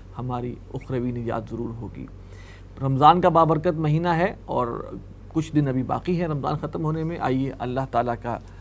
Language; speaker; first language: Hindi; native; Hindi